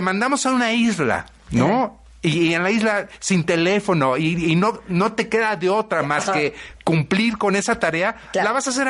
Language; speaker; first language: Spanish; native; Spanish